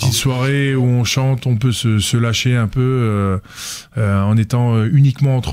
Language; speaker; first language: French; native; French